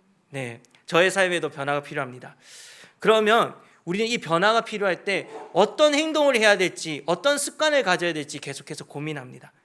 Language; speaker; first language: Korean; native; Korean